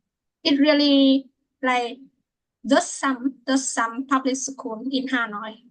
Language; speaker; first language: English; non-native, learner; Vietnamese